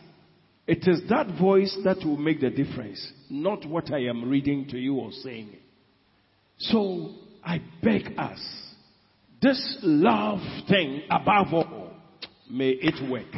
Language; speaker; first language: English; non-native, local second language; Akan